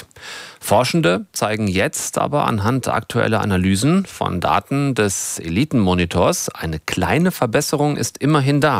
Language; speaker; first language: German; native; German